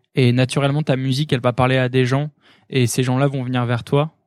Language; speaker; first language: French; native; French